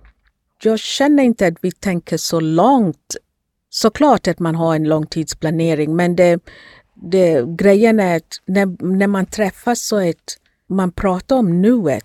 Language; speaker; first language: Swedish; non-native, fluent; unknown